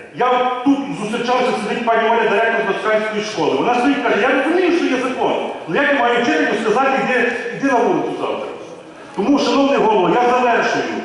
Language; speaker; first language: Ukrainian; native; Ukrainian